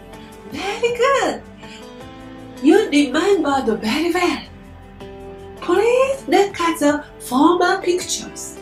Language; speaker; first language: English; non-native, learner; Japanese